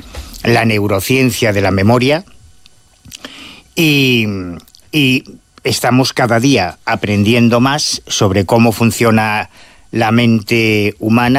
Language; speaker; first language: Spanish; native; Spanish